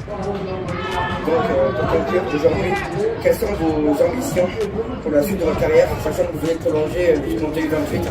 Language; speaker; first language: French; native; French